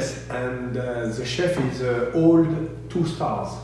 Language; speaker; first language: English; non-native, learner; French